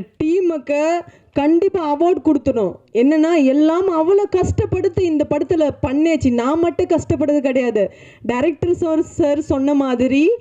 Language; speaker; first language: Tamil; non-native, learner; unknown